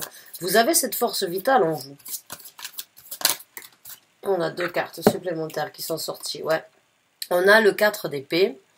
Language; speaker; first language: French; native; French